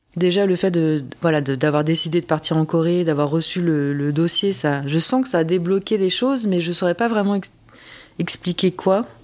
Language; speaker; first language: French; native; French